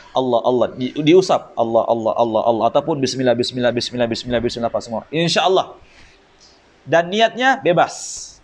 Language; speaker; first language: Malay; native; Malay